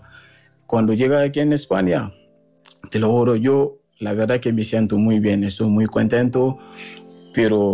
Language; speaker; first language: Spanish; non-native, learner; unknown